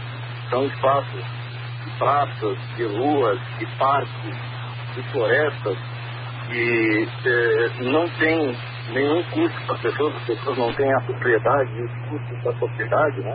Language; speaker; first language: Portuguese; native; Portuguese